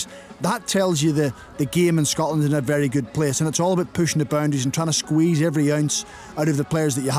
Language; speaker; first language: English; native; English